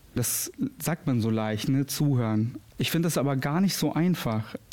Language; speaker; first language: German; early bilingual, other home language; Albanian